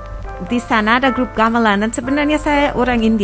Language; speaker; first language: Indonesian; non-native, fluent; English